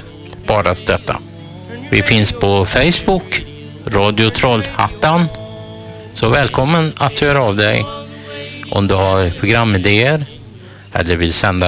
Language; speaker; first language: Swedish; native; Swedish